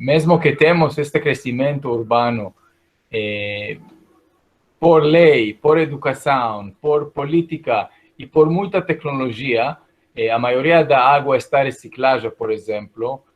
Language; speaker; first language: Portuguese; non-native, fluent; Hebrew